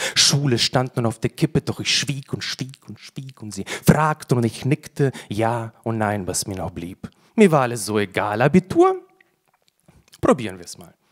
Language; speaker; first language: German; early bilingual, other home language; Russian